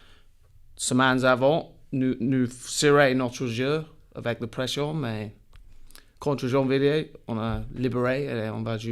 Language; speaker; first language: French; non-native, learner; English